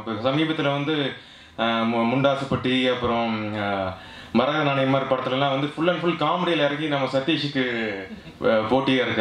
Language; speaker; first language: Tamil; native; Tamil